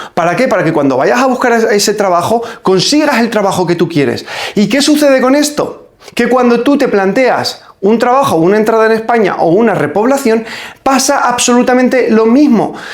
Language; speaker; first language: Spanish; native; Spanish